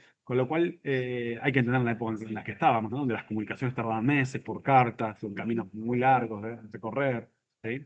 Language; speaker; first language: Spanish; native; Spanish